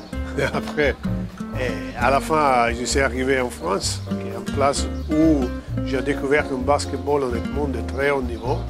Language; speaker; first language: French; non-native, fluent; Italian